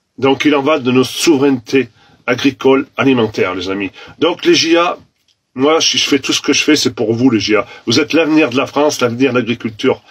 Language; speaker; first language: French; native; French